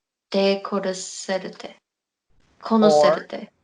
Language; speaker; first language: Spanish; non-native, learner; Korean